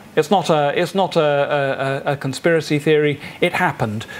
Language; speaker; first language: English; native; English